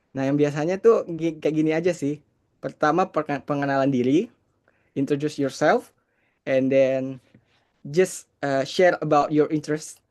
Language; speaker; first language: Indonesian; native; Indonesian